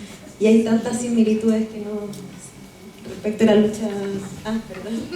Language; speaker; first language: Spanish; native; Spanish